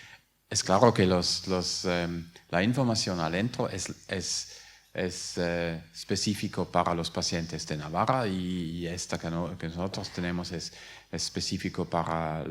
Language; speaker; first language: Spanish; non-native, fluent; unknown